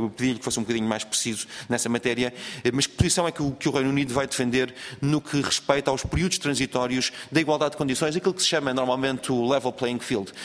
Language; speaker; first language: Portuguese; native; Portuguese